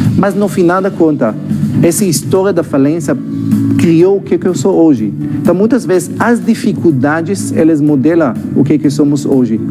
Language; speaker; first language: Portuguese; non-native, fluent; Hebrew